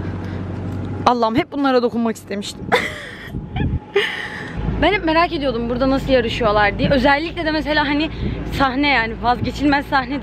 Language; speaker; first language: Turkish; native; Turkish